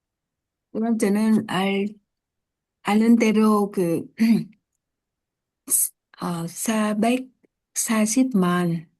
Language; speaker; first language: Korean; non-native, learner; Vietnamese